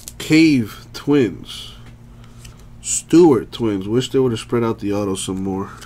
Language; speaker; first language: English; native; English